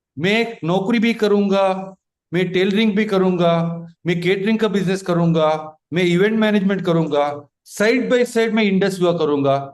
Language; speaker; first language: Hindi; non-native, local second language; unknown